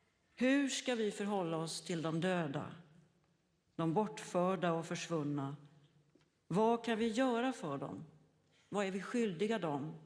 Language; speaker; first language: Swedish; native; Swedish